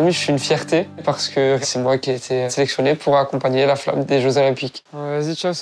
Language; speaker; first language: French; native; French